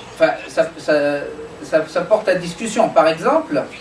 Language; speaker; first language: French; non-native, local second language; Arabic